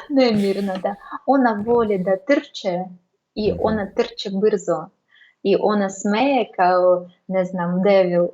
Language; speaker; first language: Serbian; non-native, learner; Russian